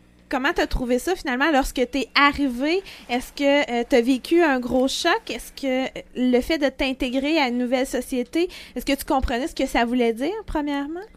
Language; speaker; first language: French; native; French